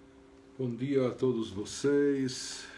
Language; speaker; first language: Portuguese; native; Portuguese